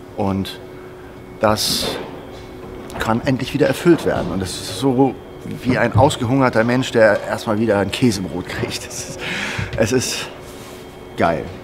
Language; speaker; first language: German; native; German